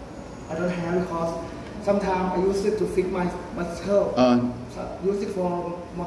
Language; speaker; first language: English; non-native, learner; Thai